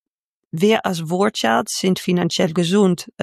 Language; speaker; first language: German; non-native, fluent; Dutch